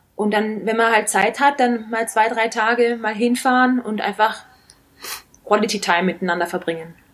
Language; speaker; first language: German; early bilingual, other home language; Italian